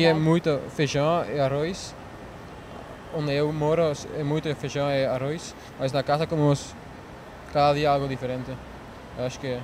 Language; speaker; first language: Portuguese; non-native, learner; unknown